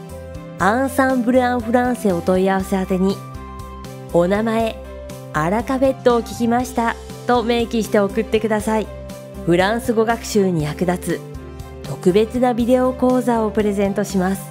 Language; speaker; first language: Japanese; native; Japanese